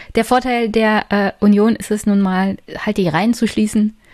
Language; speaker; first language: German; native; German